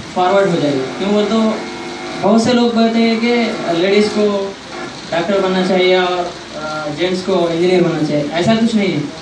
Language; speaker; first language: Hindi; non-native, local second language; Urdu